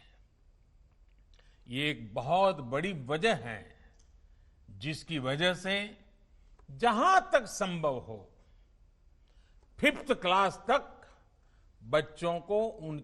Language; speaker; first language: Hindi; non-native, local second language; Gujarati